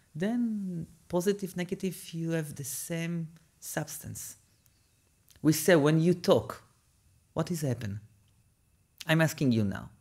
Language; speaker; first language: English; non-native, fluent; Hebrew